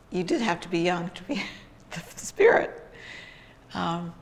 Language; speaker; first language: English; native; English